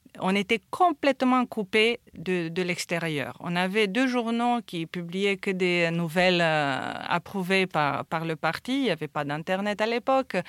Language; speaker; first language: French; non-native, fluent; Romanian